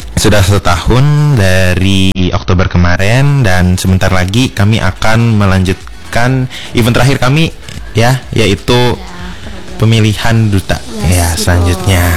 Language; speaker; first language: Indonesian; native; Indonesian